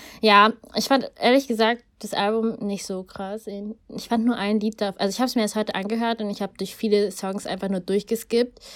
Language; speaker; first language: German; early bilingual, other home language; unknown